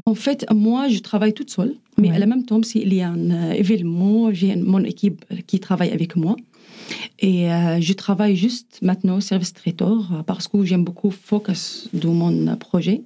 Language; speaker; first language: French; non-native, learner; Arabic